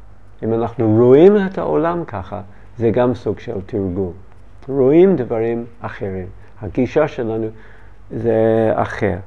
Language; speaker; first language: Hebrew; non-native, learner; English